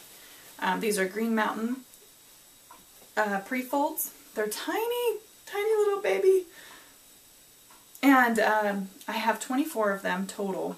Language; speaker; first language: English; native; English